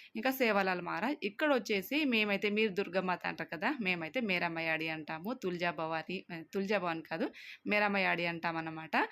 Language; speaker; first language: Telugu; non-native, local second language; Lambadi